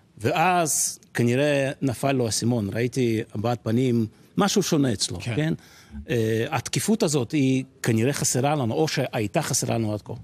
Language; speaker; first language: Hebrew; non-native, fluent; Russian